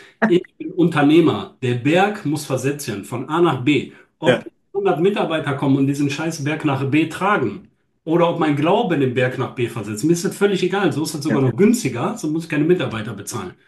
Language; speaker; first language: German; native; German